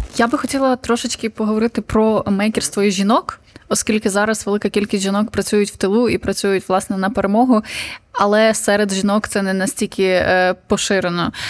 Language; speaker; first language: Ukrainian; native; Ukrainian